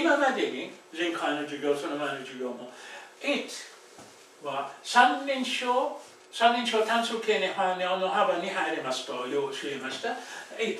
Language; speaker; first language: Japanese; non-native, fluent; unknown